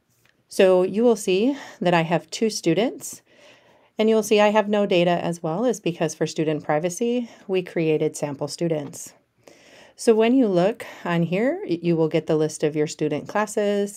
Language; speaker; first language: English; native; English